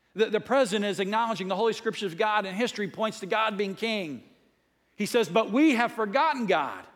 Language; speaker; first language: English; native; English